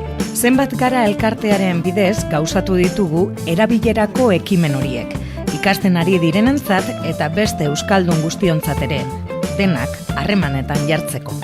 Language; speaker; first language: Basque; native; Basque